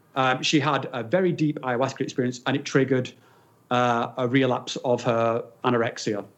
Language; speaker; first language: English; native; English